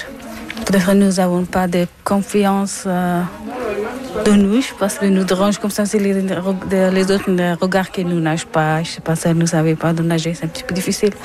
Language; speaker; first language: French; non-native, learner; Persian